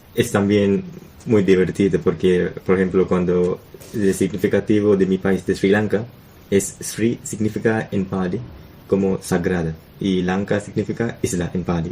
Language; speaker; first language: Spanish; non-native, learner; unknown